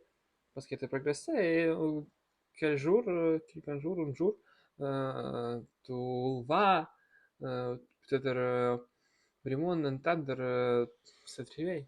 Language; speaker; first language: French; non-native, learner; Russian